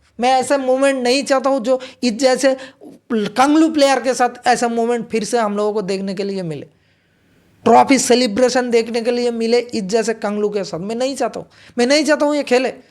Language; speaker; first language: Hindi; non-native, local second language; Bangla